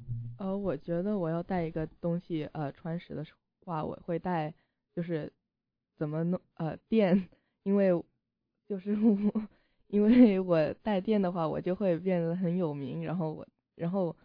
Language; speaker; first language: Chinese; early bilingual, heritage; Chinese